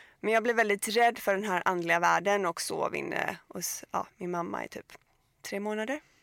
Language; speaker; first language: Swedish; native; Swedish